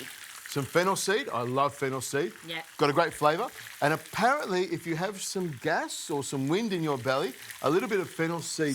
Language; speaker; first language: English; native; English